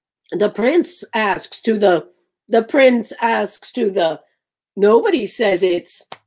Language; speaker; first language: English; early bilingual, other home language; Arabic